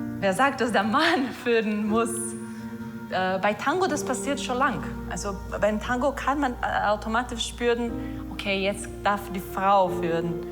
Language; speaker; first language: German; non-native, fluent; Portuguese